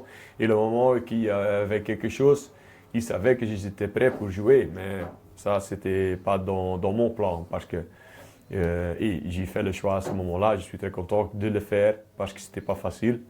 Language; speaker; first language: French; non-native, local second language; Dutch